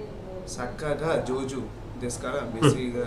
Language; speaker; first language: Japanese; non-native, learner; Bangla